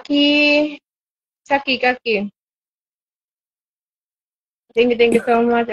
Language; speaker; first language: English; non-native, learner; Bangla